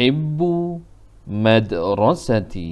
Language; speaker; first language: Arabic; non-native, fluent; Malay